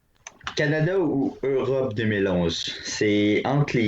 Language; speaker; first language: French; native; French